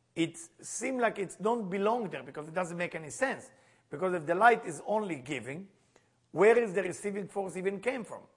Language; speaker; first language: English; non-native, fluent; Hebrew